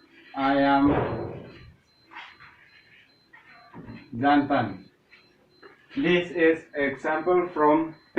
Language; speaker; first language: English; non-native, learner; Indonesian